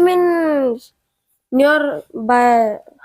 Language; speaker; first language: English; non-native, learner; Odia